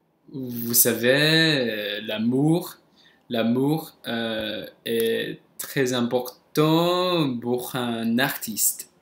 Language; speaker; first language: French; non-native, learner; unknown